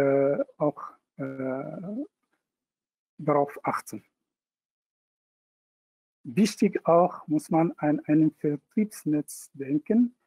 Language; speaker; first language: German; non-native, fluent; Arabic